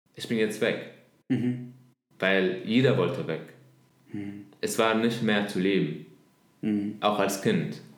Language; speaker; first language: German; non-native, fluent; Arabic